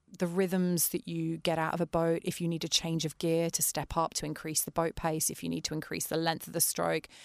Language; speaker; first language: English; native; English